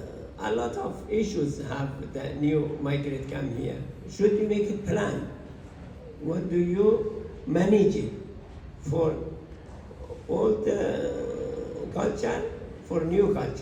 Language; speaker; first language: English; non-native, learner; Persian